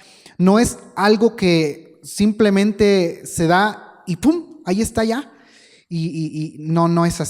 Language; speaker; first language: Spanish; native; Spanish